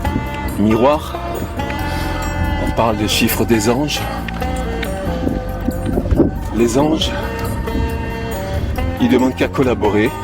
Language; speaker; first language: French; native; French